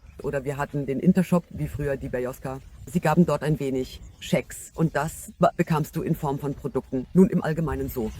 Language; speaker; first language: German; non-native, fluent; Russian